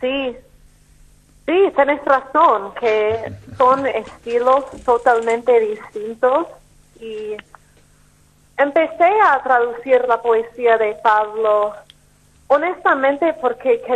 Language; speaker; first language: Spanish; non-native, fluent; English